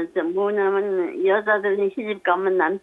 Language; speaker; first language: Korean; native; Korean